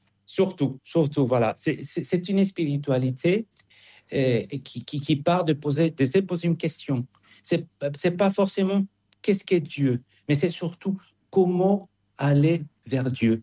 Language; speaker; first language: French; non-native, fluent; Spanish